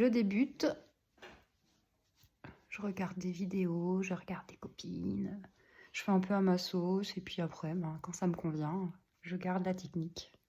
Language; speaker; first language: French; native; French